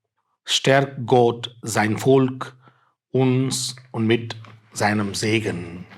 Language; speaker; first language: German; non-native, fluent; Tamil